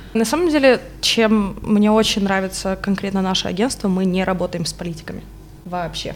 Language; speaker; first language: Russian; non-native, local second language; Ukrainian